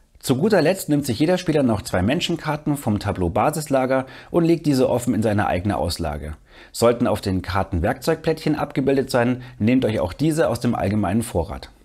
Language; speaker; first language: German; native; German